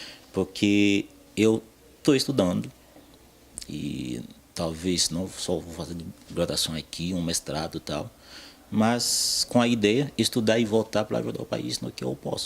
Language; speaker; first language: Portuguese; non-native, fluent; Haitian Creole